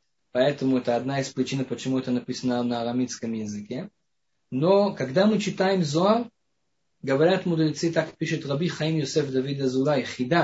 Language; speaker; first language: Russian; non-native, fluent; Hebrew